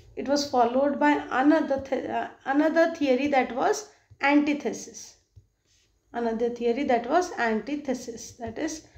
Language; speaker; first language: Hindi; non-native, local second language; Marathi